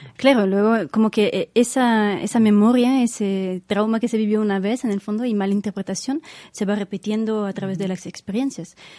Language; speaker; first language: Spanish; non-native, fluent; French